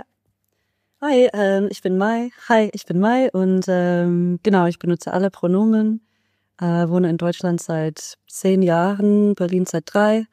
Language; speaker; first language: German; non-native, fluent; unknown